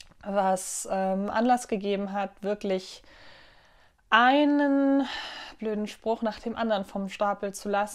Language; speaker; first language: German; native; German